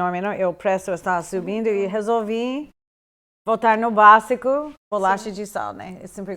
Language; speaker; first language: Portuguese; non-native, fluent; English